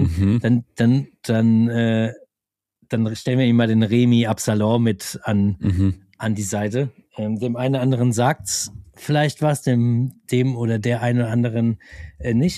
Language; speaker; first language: German; native; German